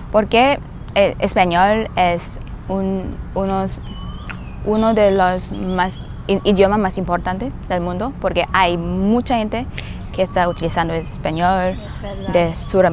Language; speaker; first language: Spanish; non-native, learner; English